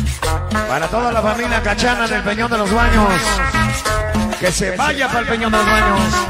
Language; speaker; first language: Spanish; native; Spanish